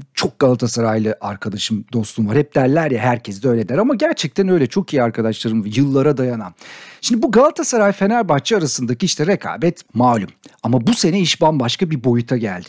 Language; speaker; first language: Turkish; native; Turkish